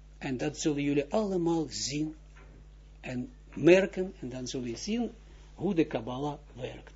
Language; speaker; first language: Dutch; non-native, fluent; Russian